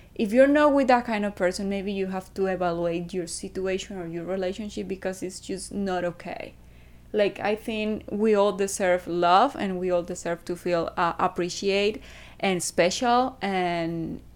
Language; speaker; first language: English; non-native, fluent; Spanish